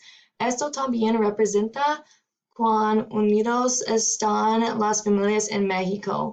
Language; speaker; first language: Spanish; non-native, learner; English